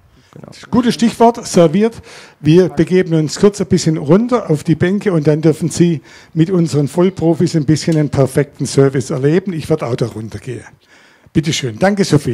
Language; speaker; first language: German; native; German